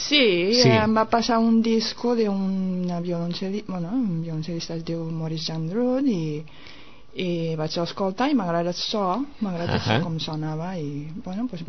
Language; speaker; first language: Catalan; non-native, fluent; Japanese